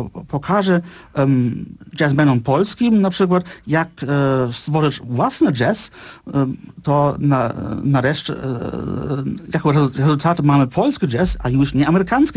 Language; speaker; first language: Polish; non-native, fluent; German